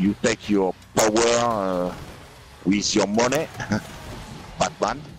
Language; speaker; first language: English; non-native, learner; French